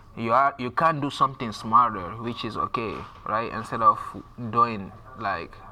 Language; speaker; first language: English; non-native, fluent; French